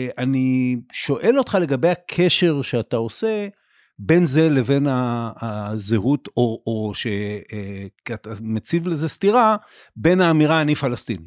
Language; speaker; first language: Hebrew; native; Hebrew